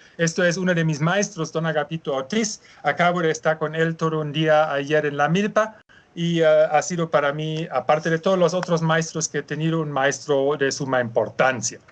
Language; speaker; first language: Spanish; non-native, fluent; German